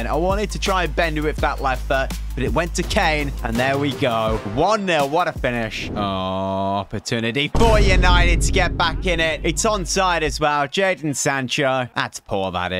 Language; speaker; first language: English; native; English